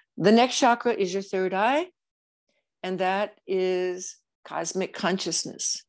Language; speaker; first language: English; native; English